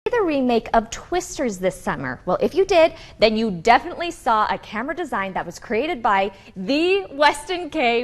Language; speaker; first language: English; native; English